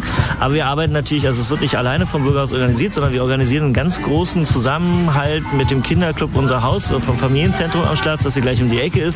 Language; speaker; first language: German; native; German